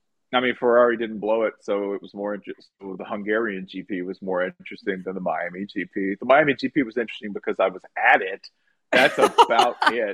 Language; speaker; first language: English; native; English